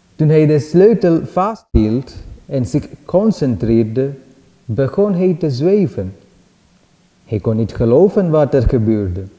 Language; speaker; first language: Dutch; non-native, fluent; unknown